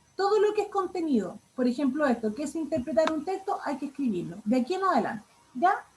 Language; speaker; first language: Spanish; native; Spanish